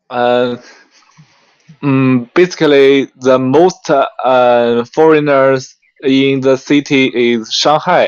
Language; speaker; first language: English; non-native, learner; Chinese